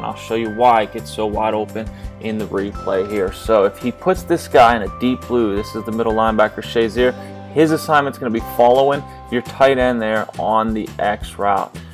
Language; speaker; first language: English; native; English